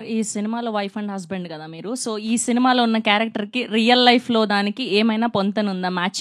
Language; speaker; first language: Telugu; native; Telugu